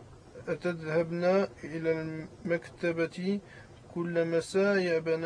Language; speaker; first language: Arabic; non-native, learner; French